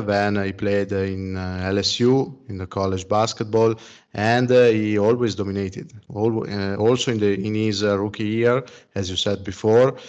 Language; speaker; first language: English; non-native, learner; Italian